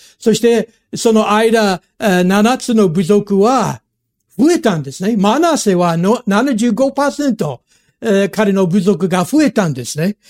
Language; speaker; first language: Japanese; non-native, fluent; English